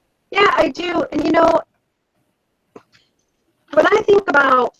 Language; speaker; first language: English; native; English